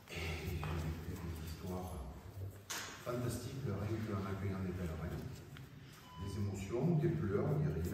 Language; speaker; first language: French; native; French